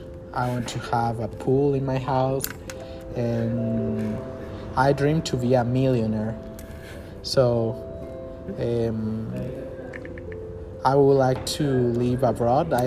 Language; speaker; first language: English; non-native, learner; Spanish